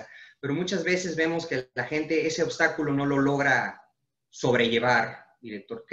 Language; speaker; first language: Spanish; native; Spanish